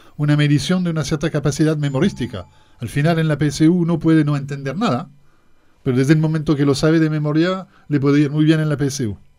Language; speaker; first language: Spanish; non-native, fluent; French